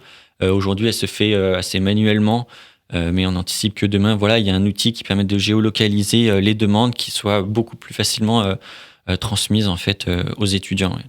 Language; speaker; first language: French; native; French